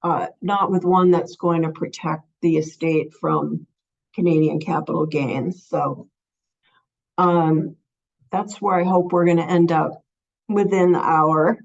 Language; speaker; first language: English; native; English